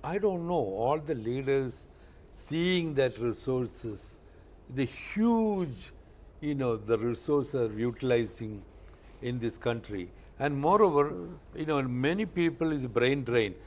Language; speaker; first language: English; non-native, local second language; Malayalam